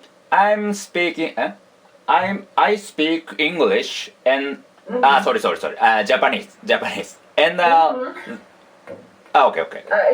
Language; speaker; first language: English; non-native, learner; Japanese